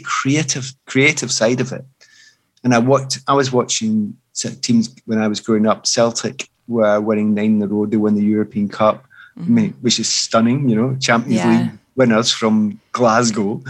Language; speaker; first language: English; native; English